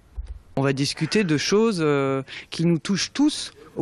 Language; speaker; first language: French; native; French